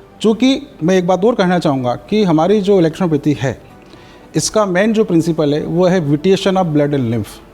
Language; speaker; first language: Hindi; native; Hindi